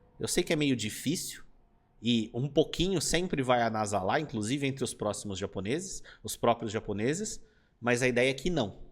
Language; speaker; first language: Portuguese; native; Portuguese